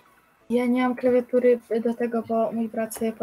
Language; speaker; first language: Polish; native; Polish